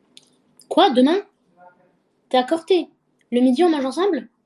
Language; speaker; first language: French; native; French